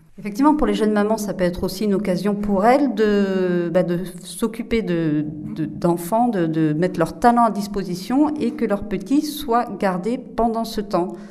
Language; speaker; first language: French; native; French